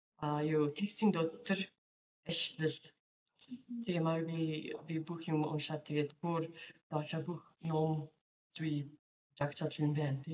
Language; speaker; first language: Mongolian; non-native, fluent; English